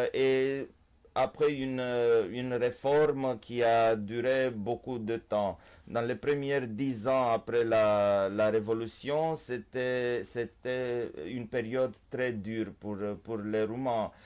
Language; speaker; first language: French; non-native, fluent; Romanian